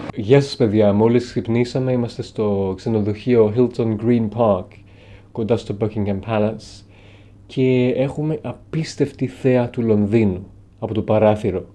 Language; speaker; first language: Greek; non-native, fluent; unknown